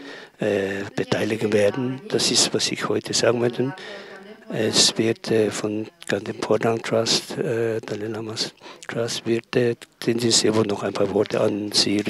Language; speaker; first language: German; non-native, learner; Tibetan